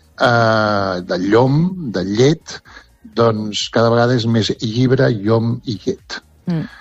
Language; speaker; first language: Catalan; native; Catalan